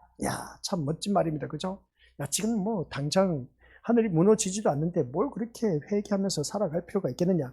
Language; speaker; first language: Korean; native; Korean